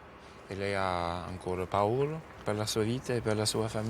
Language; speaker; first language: Italian; non-native, fluent; English